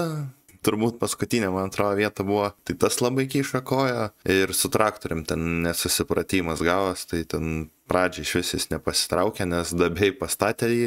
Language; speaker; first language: Lithuanian; native; Lithuanian